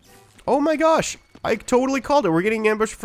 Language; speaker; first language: English; native; English